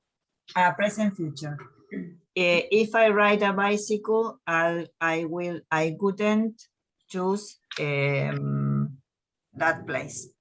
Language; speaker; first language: English; non-native, learner; Spanish